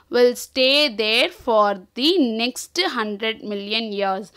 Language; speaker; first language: English; non-native, local second language; Tamil